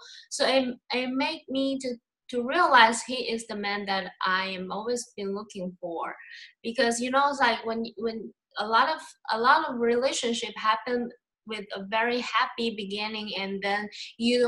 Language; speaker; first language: English; non-native, fluent; Chinese